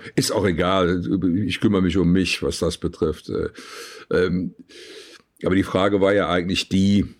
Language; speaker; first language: German; native; German